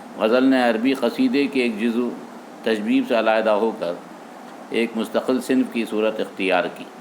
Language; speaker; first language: Urdu; native; Urdu